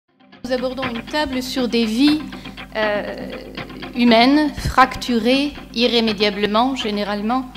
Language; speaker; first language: French; native; French